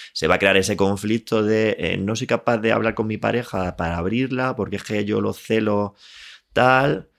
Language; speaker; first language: Spanish; native; Spanish